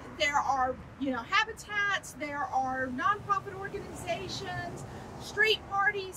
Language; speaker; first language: English; native; English